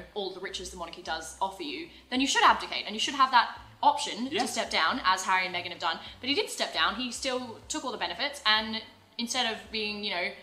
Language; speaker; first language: English; native; English